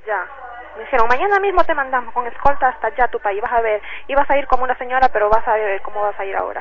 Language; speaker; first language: Spanish; native; Spanish